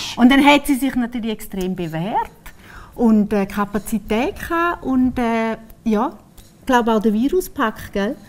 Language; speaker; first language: German; native; German